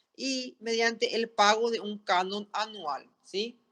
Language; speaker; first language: Spanish; native; Spanish